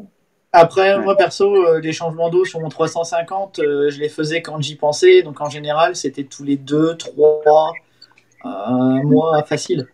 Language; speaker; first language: French; native; French